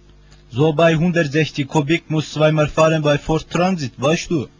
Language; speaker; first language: German; non-native, learner; Turkish